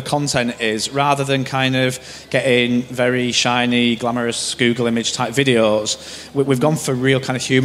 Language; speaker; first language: English; native; English